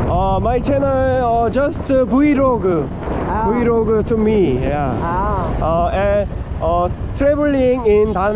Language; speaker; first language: English; non-native, learner; Korean